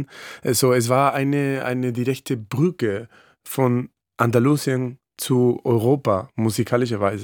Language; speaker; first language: German; non-native, fluent; Spanish